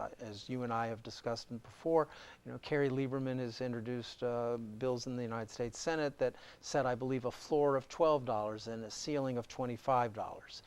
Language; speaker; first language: English; native; English